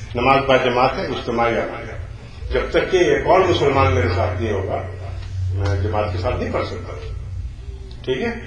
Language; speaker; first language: Urdu; native; Urdu